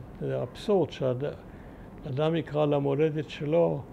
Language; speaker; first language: Hebrew; early bilingual, other home language; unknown